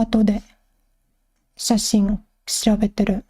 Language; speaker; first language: Japanese; non-native, learner; English